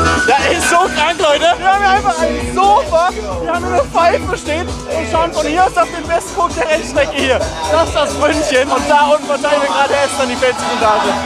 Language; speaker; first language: German; native; German